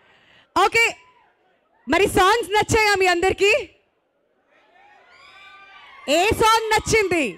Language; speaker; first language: Telugu; native; Telugu